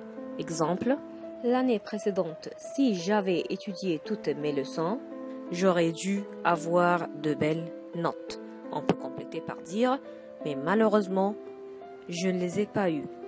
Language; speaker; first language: French; non-native, fluent; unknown